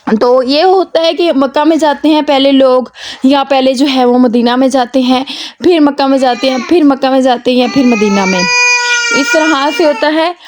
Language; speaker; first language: Urdu; non-native, local second language; Punjabi